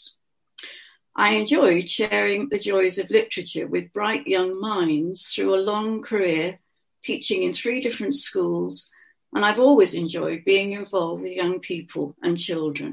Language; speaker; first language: English; native; English